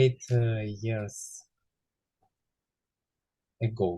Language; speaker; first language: English; non-native, learner; Ukrainian